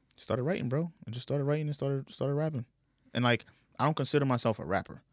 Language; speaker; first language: English; early bilingual, other home language; Yoruba